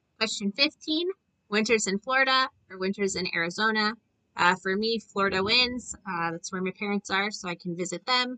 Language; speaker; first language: English; native; English